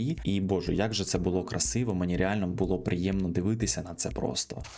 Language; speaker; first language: Ukrainian; native; Ukrainian